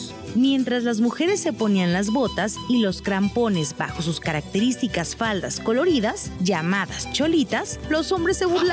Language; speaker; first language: Spanish; native; Spanish